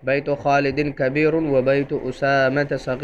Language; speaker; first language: Arabic; non-native, fluent; Urdu